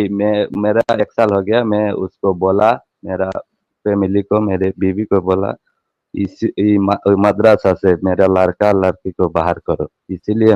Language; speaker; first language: Hindi; non-native, learner; Bangla